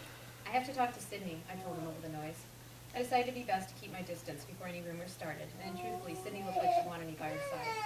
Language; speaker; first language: English; native; English